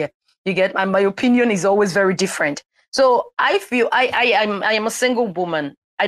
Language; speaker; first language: English; non-native, local second language; Igbo